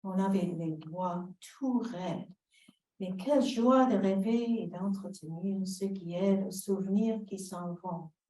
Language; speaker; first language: French; non-native, fluent; English